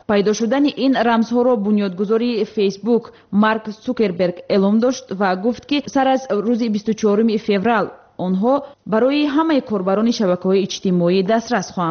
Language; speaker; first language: Tajik; native; Tajik